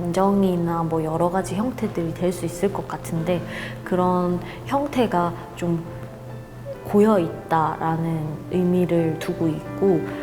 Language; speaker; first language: Korean; native; Korean